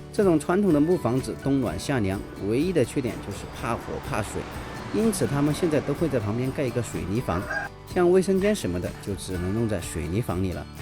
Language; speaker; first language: Chinese; native; Chinese